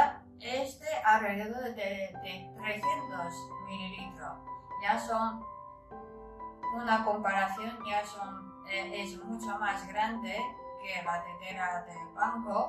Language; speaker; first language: Spanish; non-native, learner; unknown